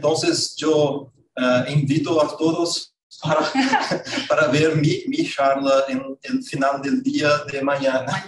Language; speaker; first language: Spanish; non-native, fluent; Portuguese